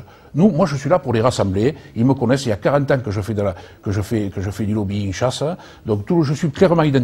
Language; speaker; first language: French; native; French